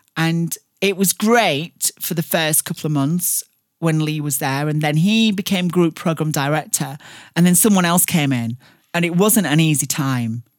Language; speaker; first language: English; native; English